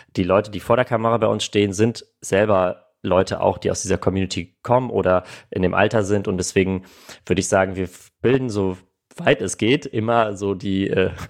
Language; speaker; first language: German; early bilingual, other home language; Armenian